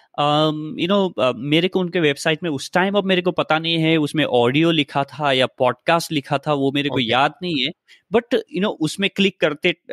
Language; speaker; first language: Hindi; native; Hindi